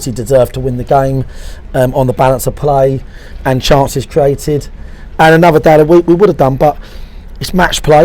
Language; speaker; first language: English; native; English